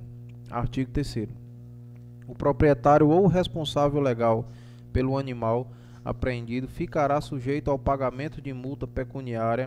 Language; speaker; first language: Portuguese; native; Portuguese